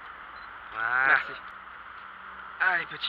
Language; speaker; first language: French; native; French